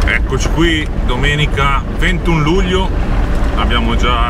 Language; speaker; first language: Italian; native; Italian